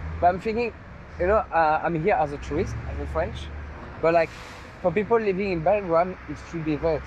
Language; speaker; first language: English; non-native, fluent; French